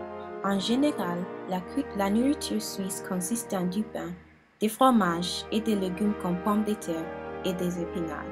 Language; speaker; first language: French; non-native, learner; English